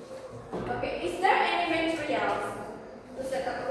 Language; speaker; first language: English; non-native, learner; Indonesian